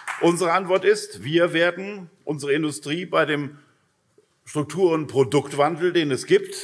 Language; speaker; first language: German; native; German